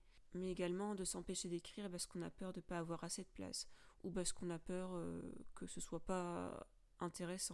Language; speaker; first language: French; native; French